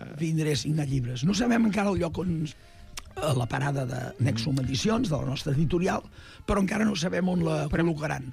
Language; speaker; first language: Catalan; native; Catalan